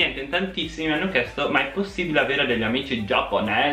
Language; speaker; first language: Italian; native; Italian